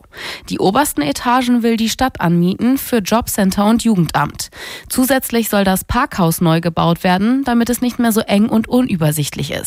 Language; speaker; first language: German; native; German